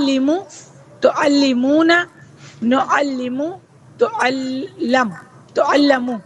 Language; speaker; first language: Arabic; non-native, learner; Urdu